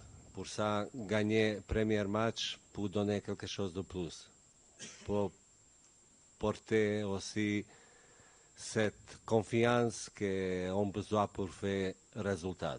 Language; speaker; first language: French; non-native, learner; Bosnian